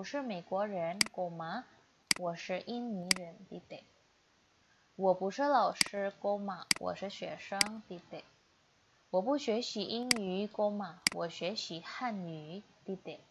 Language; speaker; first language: Chinese; non-native, fluent; Indonesian